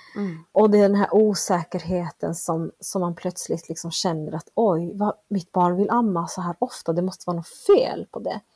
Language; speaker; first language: Swedish; early bilingual, other home language; Spanish